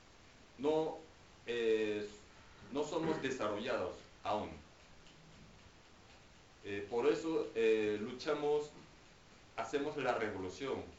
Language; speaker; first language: Spanish; non-native, fluent; Korean